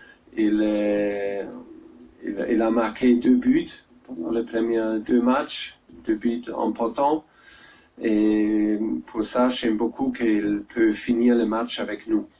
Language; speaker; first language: French; non-native, learner; German